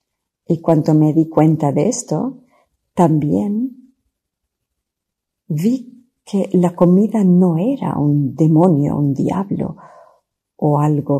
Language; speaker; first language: Spanish; non-native, fluent; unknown